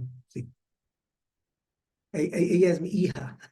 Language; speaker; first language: Spanish; non-native, learner; Hindi